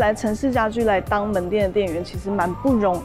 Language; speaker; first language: Chinese; native; Chinese